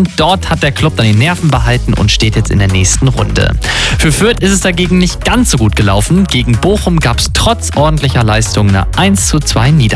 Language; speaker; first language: German; native; German